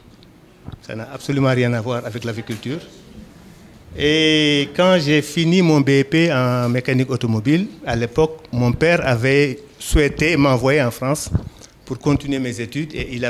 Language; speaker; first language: French; non-native, local second language; Wolof